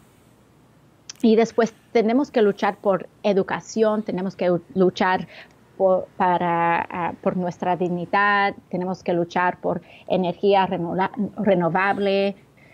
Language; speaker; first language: Spanish; early bilingual, heritage; Spanish